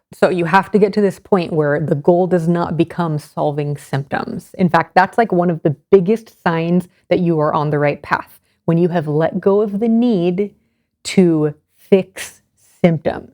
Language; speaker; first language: English; native; English